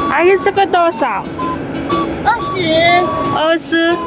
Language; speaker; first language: Chinese; non-native, learner; Filipino